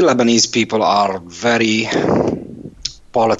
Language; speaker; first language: English; non-native, fluent; Arabic